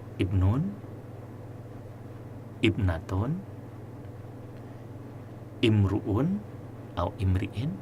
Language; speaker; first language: Arabic; non-native, fluent; Indonesian